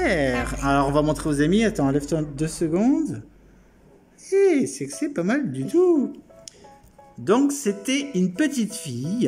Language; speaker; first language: French; native; French